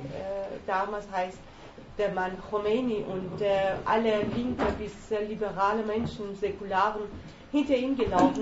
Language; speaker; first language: German; non-native, learner; Persian